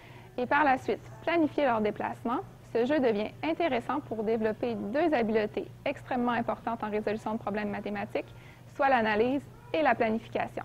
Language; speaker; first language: French; native; French